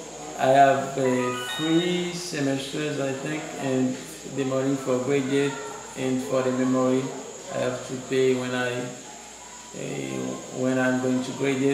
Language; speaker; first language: English; non-native, learner; Haitian Creole